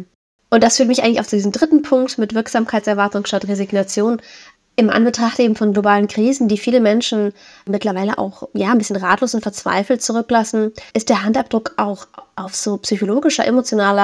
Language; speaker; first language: German; native; German